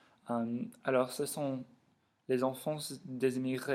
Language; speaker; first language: French; non-native, learner; English